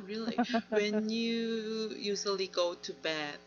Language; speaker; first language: English; non-native, learner; Korean